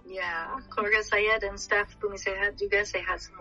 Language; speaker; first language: Indonesian; non-native, fluent; English